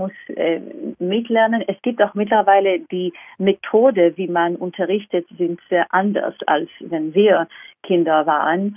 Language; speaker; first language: German; non-native, fluent; Hebrew